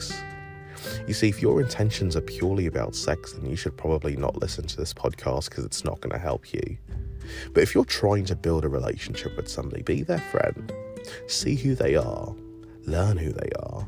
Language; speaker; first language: English; native; English